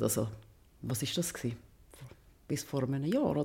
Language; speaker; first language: German; native; German